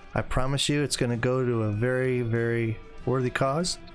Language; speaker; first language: English; native; English